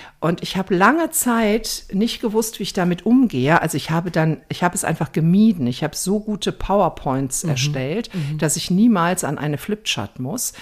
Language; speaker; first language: German; early bilingual, other home language; Croatian